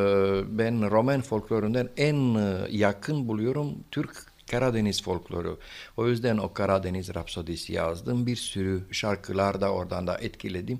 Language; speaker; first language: Turkish; non-native, fluent; Romanian